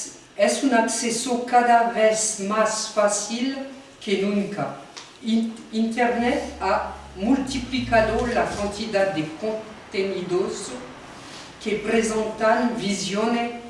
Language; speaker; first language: Spanish; non-native, fluent; French